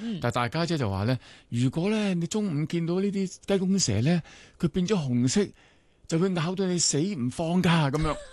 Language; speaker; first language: Cantonese; non-native, local second language; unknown